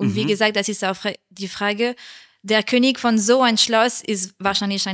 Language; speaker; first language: German; non-native, learner; French